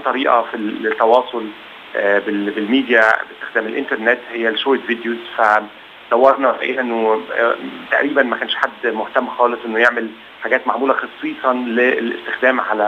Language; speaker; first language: Arabic; native; Arabic